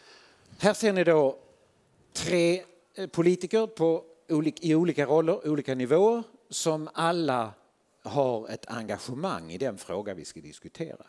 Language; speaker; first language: Swedish; native; Swedish